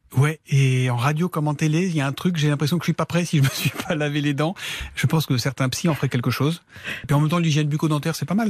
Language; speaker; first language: French; native; French